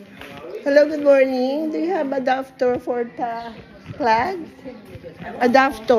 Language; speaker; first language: English; non-native, local second language; Filipino